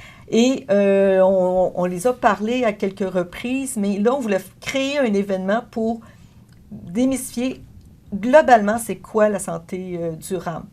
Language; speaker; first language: French; native; French